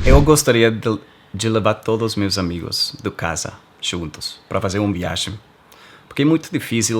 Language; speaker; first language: Portuguese; non-native, learner; English